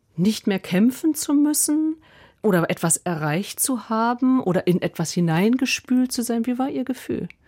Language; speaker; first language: German; native; German